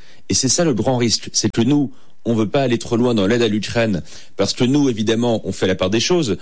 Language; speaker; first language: French; native; French